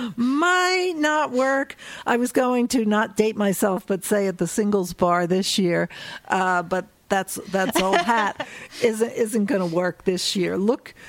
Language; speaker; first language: English; native; English